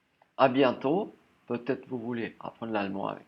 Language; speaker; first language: French; non-native, fluent; German